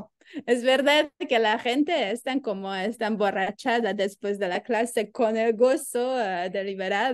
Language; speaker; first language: Spanish; non-native, learner; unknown